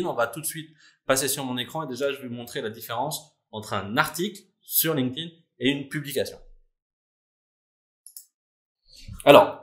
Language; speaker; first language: French; native; French